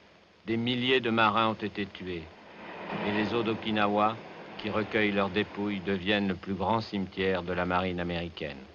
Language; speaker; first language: French; native; French